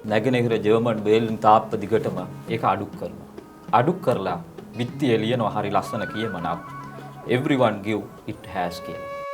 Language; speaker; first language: Sinhala; non-native, local second language; Tamil